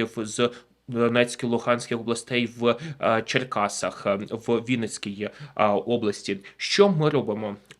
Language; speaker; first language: Ukrainian; native; Ukrainian